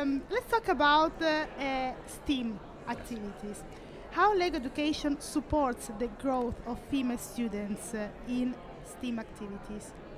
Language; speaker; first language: English; non-native, learner; Italian